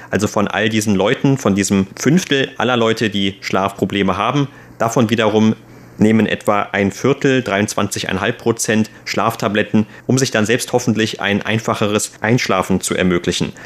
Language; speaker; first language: German; native; German